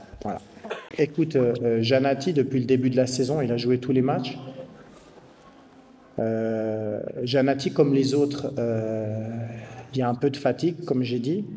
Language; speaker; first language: French; native; French